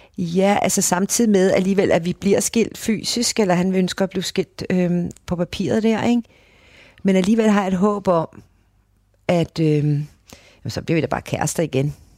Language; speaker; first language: Danish; native; Danish